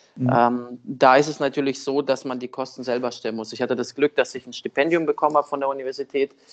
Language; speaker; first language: German; early bilingual, other home language; Russian